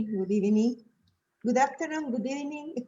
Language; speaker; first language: English; non-native, learner; Spanish